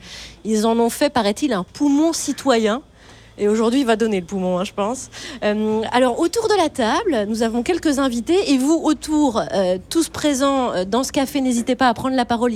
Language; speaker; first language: French; native; French